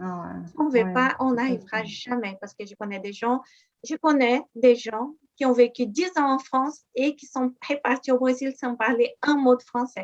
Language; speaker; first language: French; non-native, fluent; Portuguese